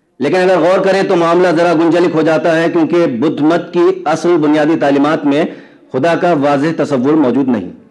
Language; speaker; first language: Urdu; native; Urdu